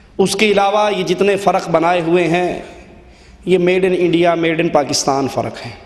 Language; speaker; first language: Urdu; non-native, local second language; Punjabi